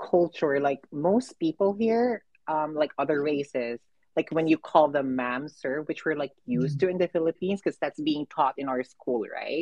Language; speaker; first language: English; non-native, local second language; Filipino